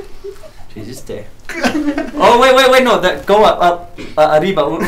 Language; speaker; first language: Spanish; non-native, learner; English